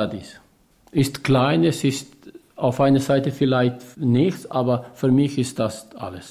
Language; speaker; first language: German; non-native, learner; Albanian